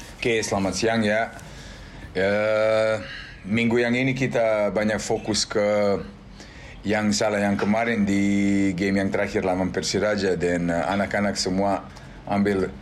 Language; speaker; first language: Indonesian; non-native, fluent; Serbian